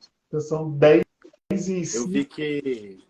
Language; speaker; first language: Portuguese; native; Portuguese